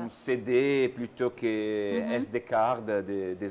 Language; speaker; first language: French; non-native, learner; Italian